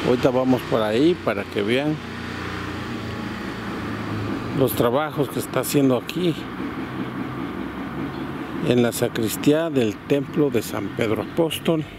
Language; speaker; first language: Spanish; native; Spanish